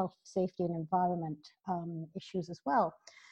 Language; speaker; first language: English; native; English